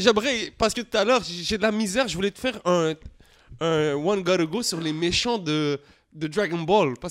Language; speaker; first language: French; native; French